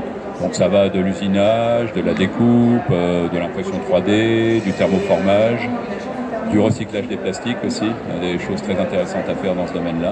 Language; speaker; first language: French; native; French